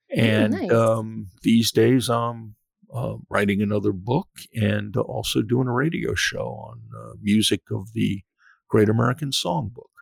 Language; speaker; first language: English; native; English